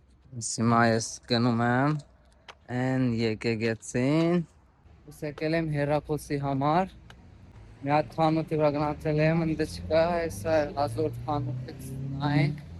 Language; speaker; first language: Armenian; non-native, learner; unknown